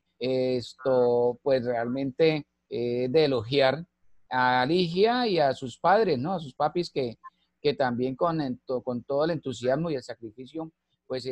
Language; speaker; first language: Spanish; native; Spanish